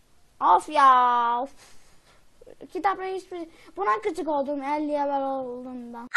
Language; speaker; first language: Turkish; native; Turkish